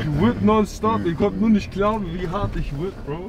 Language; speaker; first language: German; native; German